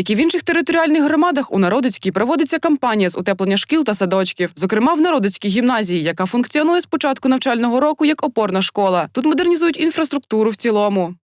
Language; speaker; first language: Ukrainian; native; Ukrainian